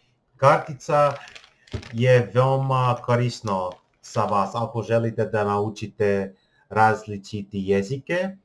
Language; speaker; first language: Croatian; non-native, learner; English